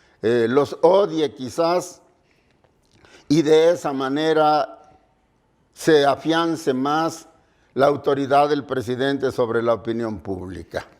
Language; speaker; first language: Spanish; native; Spanish